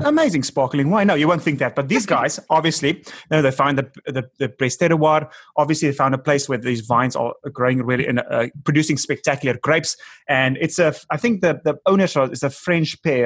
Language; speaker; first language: English; non-native, local second language; Afrikaans